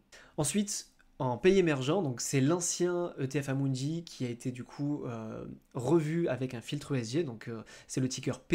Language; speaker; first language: French; native; French